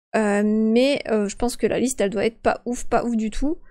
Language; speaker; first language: French; native; French